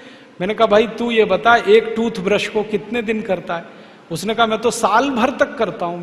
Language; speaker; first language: Hindi; native; Hindi